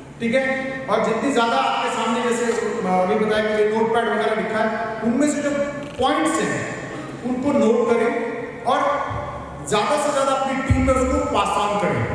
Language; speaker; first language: Hindi; non-native, local second language; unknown